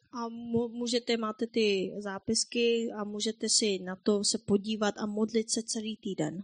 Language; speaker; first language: Czech; non-native, fluent; Korean